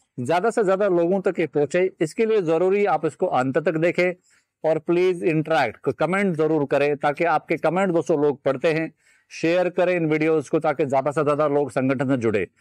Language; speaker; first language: Hindi; native; Hindi